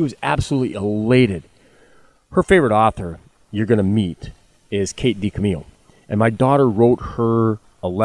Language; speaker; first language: English; native; English